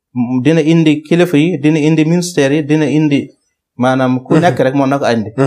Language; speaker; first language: Wolof; non-native, local second language; Fula